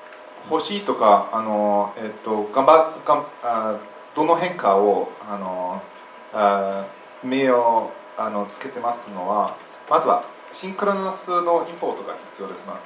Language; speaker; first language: Japanese; non-native, fluent; English